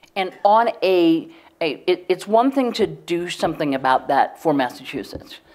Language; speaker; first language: English; native; English